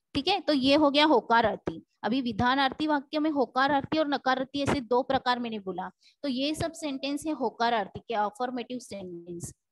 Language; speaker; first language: Hindi; non-native, local second language; Marathi